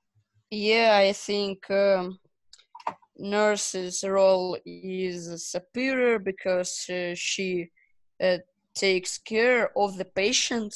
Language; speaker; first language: English; non-native, learner; Russian